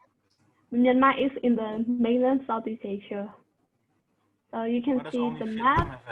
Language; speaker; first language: English; non-native, fluent; Burmese